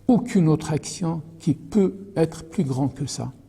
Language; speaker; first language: French; non-native, local second language; Arabic